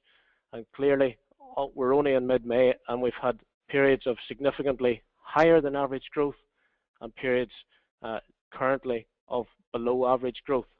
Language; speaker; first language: English; native; English